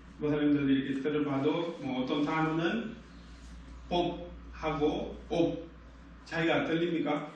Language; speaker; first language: Korean; non-native, fluent; Sinhala